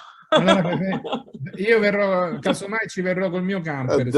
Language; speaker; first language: Italian; native; Italian